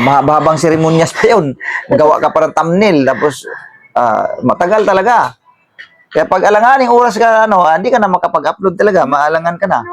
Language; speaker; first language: Filipino; non-native, local second language; Cebuano